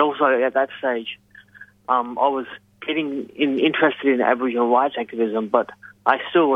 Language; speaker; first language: English; native; English